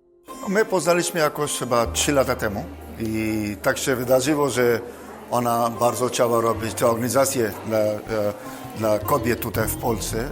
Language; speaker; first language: Polish; non-native, fluent; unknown